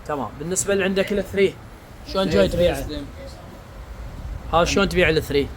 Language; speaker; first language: Arabic; native; Arabic